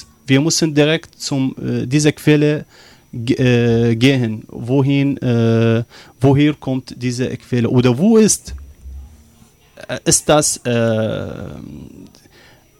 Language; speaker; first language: German; non-native, learner; Arabic